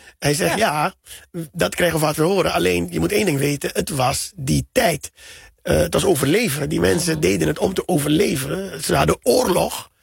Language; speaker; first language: Dutch; native; Dutch